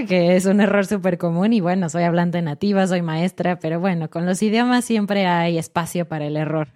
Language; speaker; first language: Spanish; native; Spanish